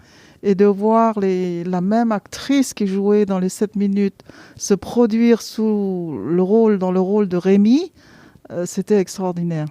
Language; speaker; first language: French; non-native, fluent; Vietnamese